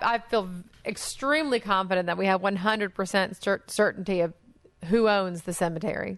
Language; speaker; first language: English; native; English